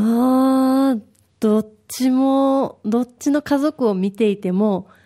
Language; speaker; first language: Japanese; native; Japanese